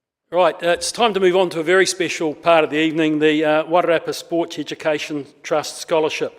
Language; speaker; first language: English; native; English